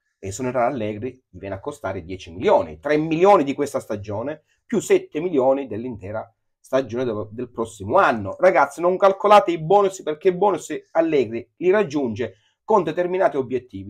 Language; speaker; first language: Italian; native; Italian